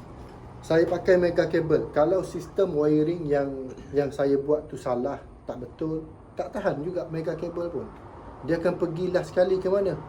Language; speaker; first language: Malay; native; Malay